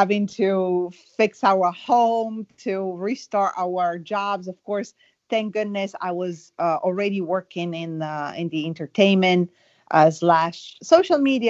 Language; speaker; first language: English; non-native, fluent; Italian